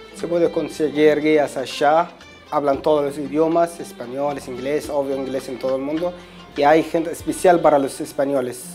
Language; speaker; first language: Spanish; non-native, fluent; Arabic